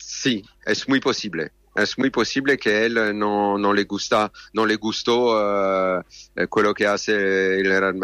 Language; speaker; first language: Spanish; non-native, learner; French